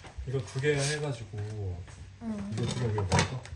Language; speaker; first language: Korean; non-native, learner; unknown